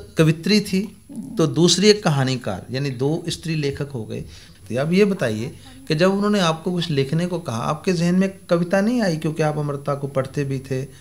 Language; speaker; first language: Hindi; non-native, local second language; Punjabi